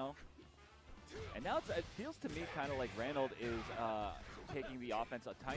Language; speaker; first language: English; native; English